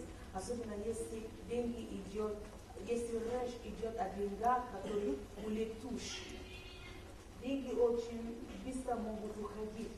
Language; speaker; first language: Russian; non-native, fluent; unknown